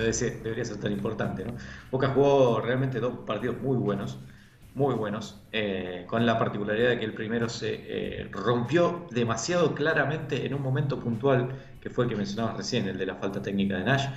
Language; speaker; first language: Spanish; native; Spanish